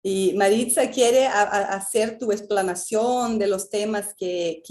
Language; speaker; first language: Spanish; non-native, fluent; Portuguese